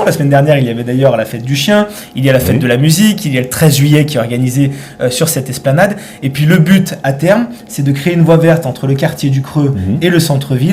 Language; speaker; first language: French; native; French